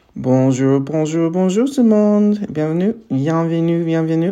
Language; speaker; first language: French; non-native, learner; English